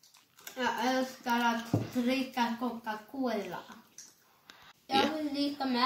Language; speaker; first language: Swedish; early bilingual, other home language; Bangla